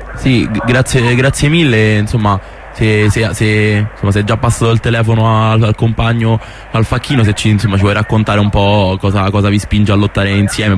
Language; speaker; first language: Italian; native; Italian